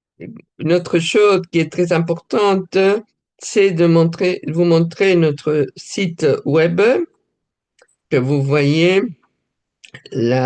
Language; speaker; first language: French; non-native, fluent; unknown